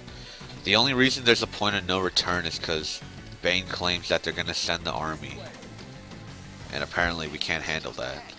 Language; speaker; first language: English; native; English